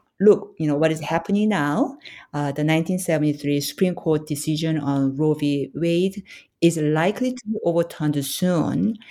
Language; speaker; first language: English; non-native, fluent; Korean